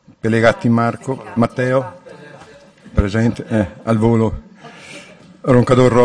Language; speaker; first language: Italian; native; Italian